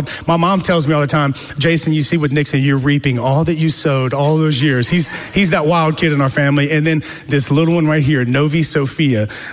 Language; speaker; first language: English; native; English